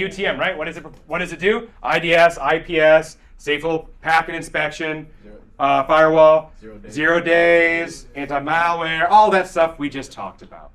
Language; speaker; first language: English; native; English